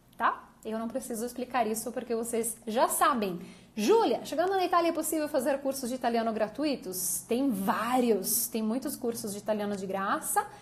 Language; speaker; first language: Portuguese; native; Portuguese